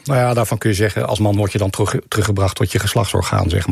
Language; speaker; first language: Dutch; native; Dutch